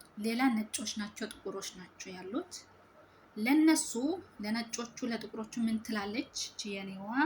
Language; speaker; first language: Amharic; native; Amharic